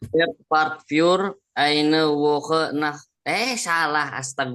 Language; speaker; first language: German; non-native, learner; Indonesian